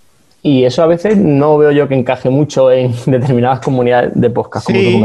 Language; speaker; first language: Spanish; native; Spanish